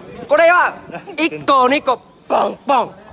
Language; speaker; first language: Japanese; non-native, learner; Vietnamese